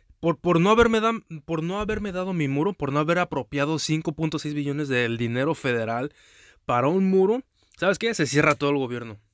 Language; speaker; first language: Spanish; early bilingual, heritage; Spanish